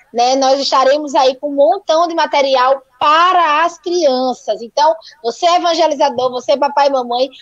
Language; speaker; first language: Portuguese; native; Portuguese